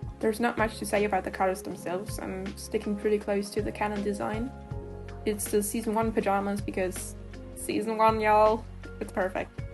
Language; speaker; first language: English; non-native, fluent; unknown